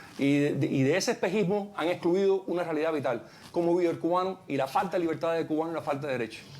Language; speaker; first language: Spanish; early bilingual, heritage; Spanish